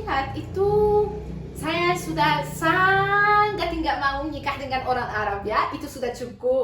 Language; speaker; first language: Indonesian; non-native, learner; Arabic